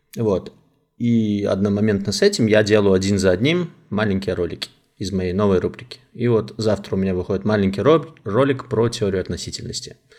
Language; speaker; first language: Russian; native; Russian